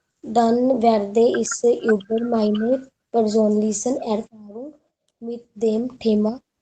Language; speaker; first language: German; non-native, learner; Hindi